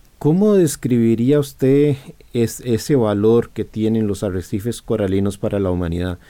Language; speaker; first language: Spanish; native; Spanish